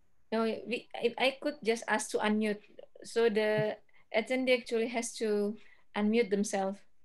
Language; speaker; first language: English; non-native, fluent; Indonesian